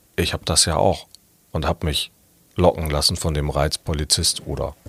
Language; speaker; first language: German; native; German